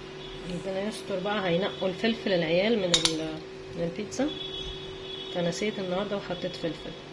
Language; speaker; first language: Arabic; native; Arabic